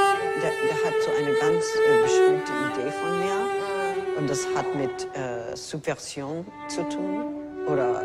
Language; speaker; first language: German; non-native, fluent; English